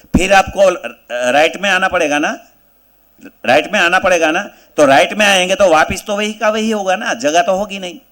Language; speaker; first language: Hindi; non-native, local second language; Gujarati